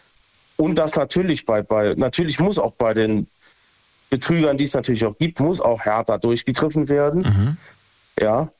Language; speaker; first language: German; native; German